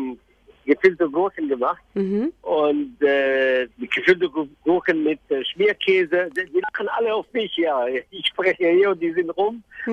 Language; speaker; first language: German; non-native, fluent; Arabic